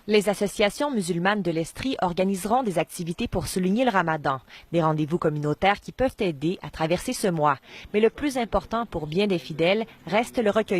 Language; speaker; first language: French; native; French